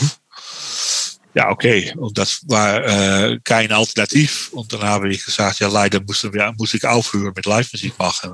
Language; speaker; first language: German; non-native, learner; Dutch